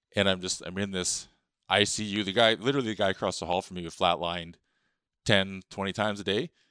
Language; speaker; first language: English; native; English